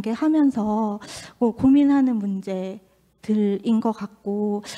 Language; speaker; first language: Korean; native; Korean